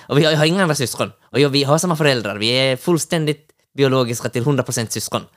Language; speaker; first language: Swedish; early bilingual, other home language; Finnish